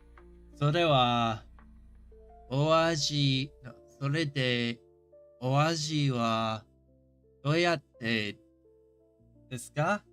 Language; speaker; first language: Japanese; non-native, learner; English